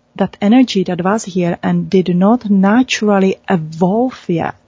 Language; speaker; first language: English; non-native, fluent; Czech